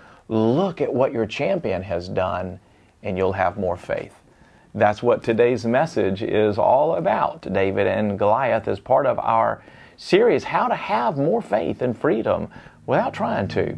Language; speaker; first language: English; native; English